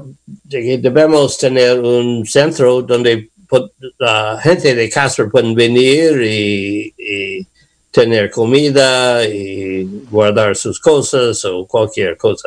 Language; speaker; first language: Spanish; non-native, learner; English